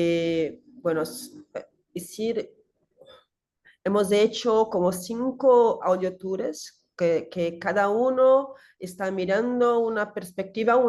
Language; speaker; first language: Spanish; non-native, learner; Portuguese